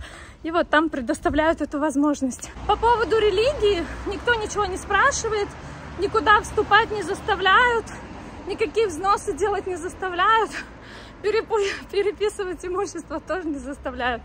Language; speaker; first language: Russian; native; Russian